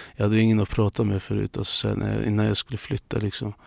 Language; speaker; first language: Swedish; non-native, local second language; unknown